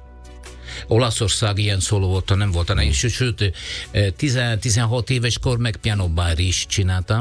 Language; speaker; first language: Hungarian; non-native, fluent; Italian